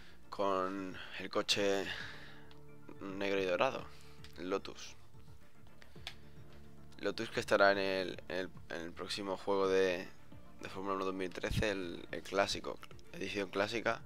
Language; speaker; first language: Spanish; native; Spanish